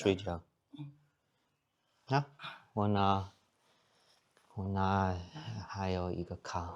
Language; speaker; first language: Chinese; non-native, learner; German